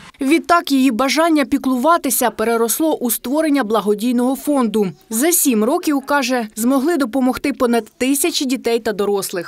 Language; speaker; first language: Ukrainian; native; Ukrainian